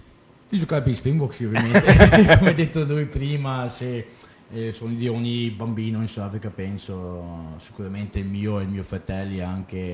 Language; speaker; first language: Italian; non-native, fluent; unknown